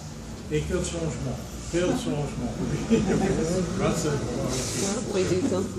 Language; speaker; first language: French; non-native, fluent; English